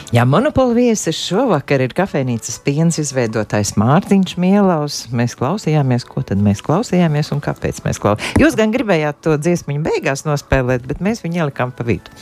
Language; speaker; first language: Latvian; native; Latvian